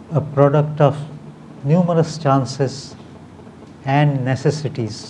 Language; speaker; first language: English; non-native, local second language; Marathi